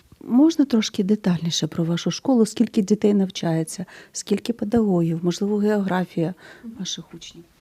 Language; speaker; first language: Ukrainian; native; Ukrainian